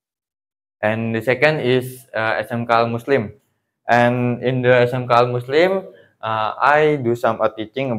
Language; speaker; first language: English; non-native, learner; Indonesian